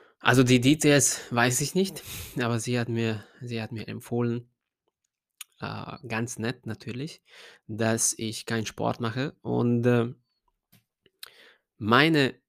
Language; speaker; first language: German; non-native, fluent; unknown